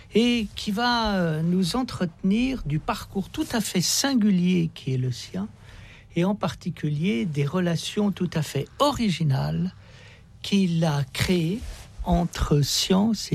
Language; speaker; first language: French; native; French